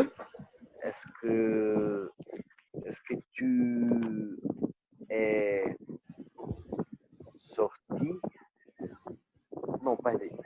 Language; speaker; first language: French; non-native, learner; Portuguese